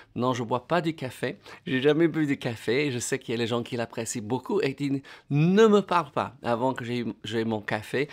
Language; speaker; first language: French; non-native, fluent; English